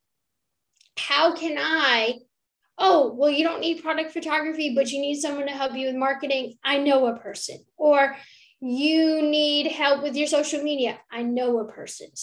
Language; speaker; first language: English; native; English